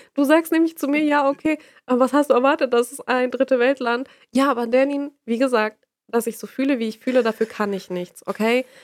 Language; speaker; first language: German; native; German